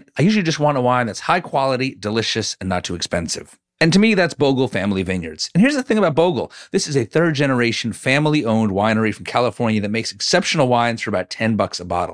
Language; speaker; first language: English; native; English